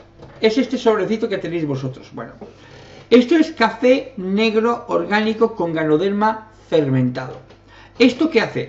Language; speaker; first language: Spanish; native; Spanish